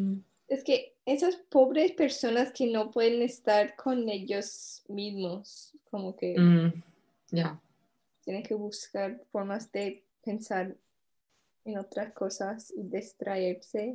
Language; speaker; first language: Spanish; early bilingual, heritage; Spanish